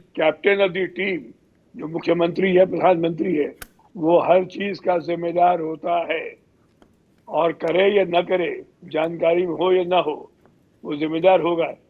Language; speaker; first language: Hindi; non-native, local second language; Telugu